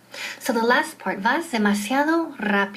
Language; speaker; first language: Spanish; non-native, fluent; English